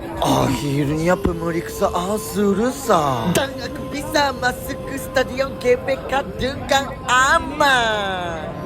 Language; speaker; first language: Indonesian; non-native, learner; Japanese